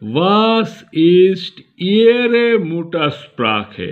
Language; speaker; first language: German; non-native, learner; Bangla